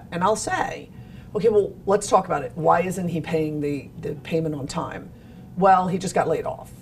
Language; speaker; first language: English; native; English